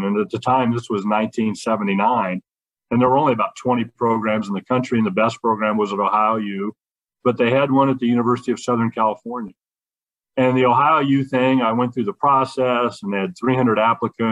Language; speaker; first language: English; native; English